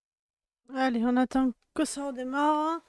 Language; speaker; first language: French; native; French